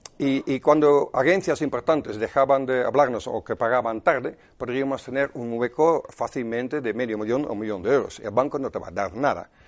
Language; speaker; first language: Spanish; non-native, fluent; Dutch